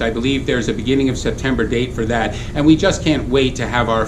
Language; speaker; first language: English; native; English